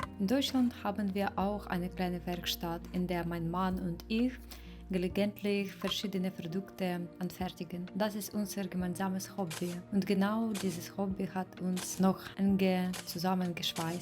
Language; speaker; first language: German; non-native, learner; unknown